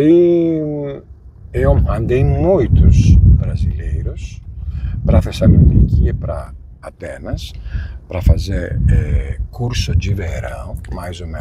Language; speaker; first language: Portuguese; non-native, fluent; Greek